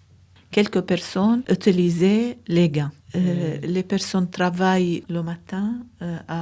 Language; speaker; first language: French; non-native, learner; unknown